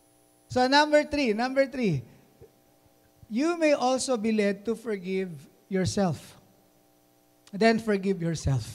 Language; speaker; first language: English; non-native, local second language; Filipino